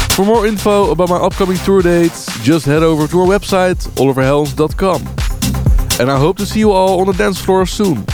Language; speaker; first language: English; non-native, fluent; Dutch